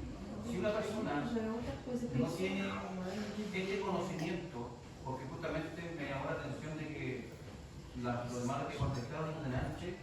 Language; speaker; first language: Spanish; native; Spanish